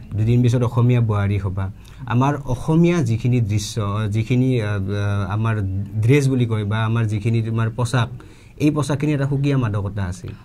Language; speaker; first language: Assamese; native; Assamese